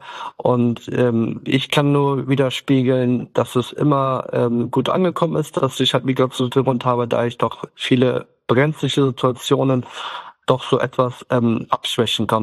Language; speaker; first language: German; early bilingual, other home language; Turkish